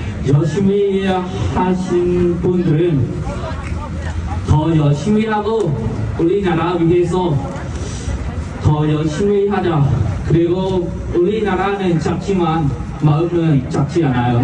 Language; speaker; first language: Korean; non-native, learner; Khmer